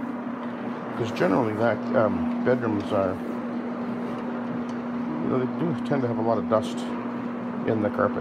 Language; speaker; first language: English; native; English